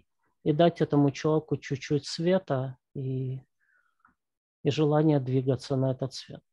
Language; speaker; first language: Russian; native; Russian